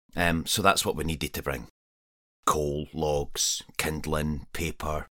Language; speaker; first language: English; native; English